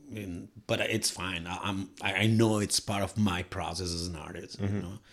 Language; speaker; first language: English; non-native, fluent; Spanish